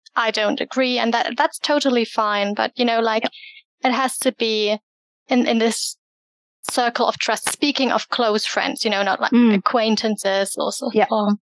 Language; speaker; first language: English; early bilingual, other home language; German